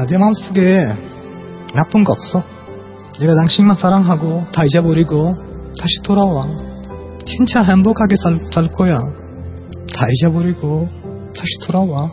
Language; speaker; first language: Korean; non-native, fluent; Bangla